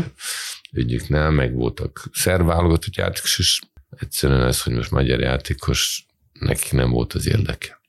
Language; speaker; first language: Hungarian; non-native, fluent; Serbian